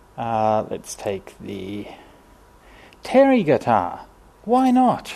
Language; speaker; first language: English; native; English